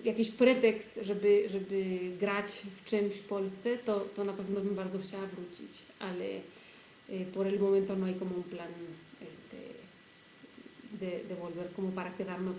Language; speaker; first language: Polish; early bilingual, heritage; Polish